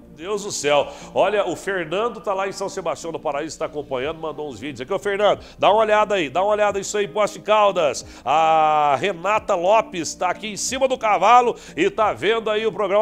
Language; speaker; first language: Portuguese; native; Portuguese